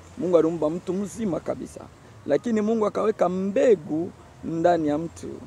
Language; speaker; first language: Swahili; native; Swahili